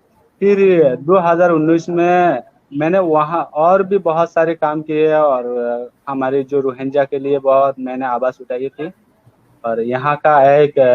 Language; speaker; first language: Hindi; non-native, learner; Rohingya